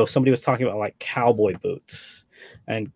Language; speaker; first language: English; native; English